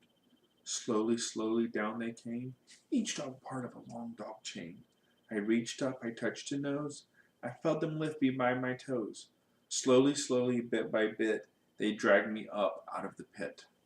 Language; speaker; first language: English; native; English